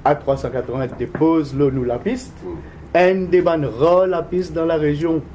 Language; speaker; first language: French; non-native, local second language; Morisyen